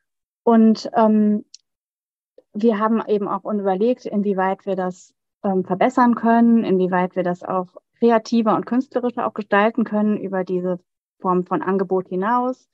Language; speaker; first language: German; native; German